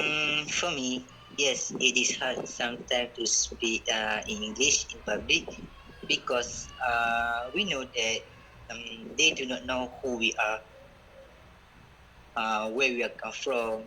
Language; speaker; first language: English; non-native, local second language; Malay